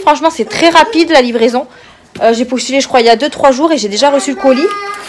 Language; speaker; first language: French; native; French